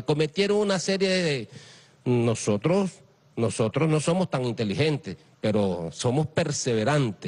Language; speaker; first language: Spanish; native; Spanish